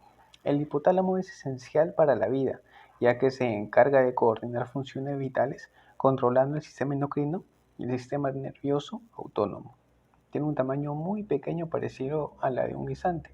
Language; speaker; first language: Spanish; native; Spanish